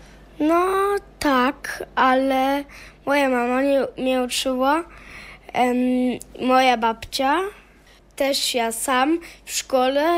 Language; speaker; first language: Polish; early bilingual, heritage; German